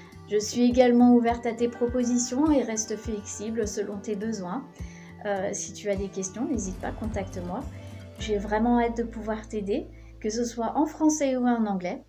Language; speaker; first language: French; early bilingual, heritage; French